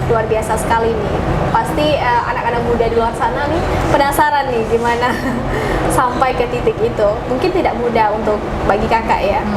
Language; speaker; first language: Indonesian; native; Indonesian